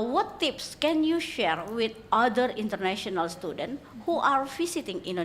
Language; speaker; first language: English; non-native, learner; Indonesian